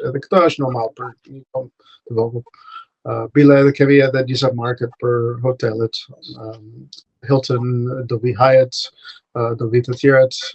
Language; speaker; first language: Albanian; non-native, fluent; English